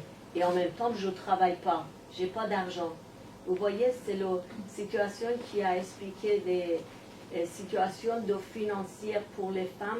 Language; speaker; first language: French; non-native, learner; Persian